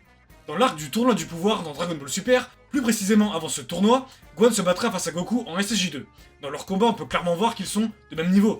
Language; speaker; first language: French; native; French